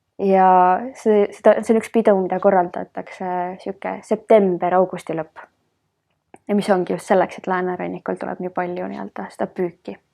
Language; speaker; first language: Estonian; early bilingual, heritage; Estonian